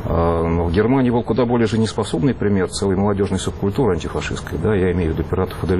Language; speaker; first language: Russian; native; Russian